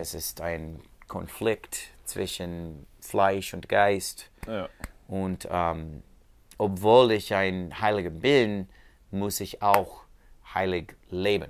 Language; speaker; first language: German; non-native, learner; English